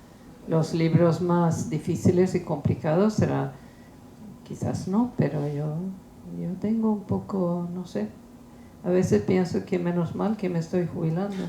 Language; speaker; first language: Spanish; non-native, fluent; Swedish